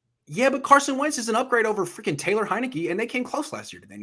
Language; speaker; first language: English; native; English